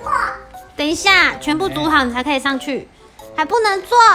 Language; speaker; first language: Chinese; native; Chinese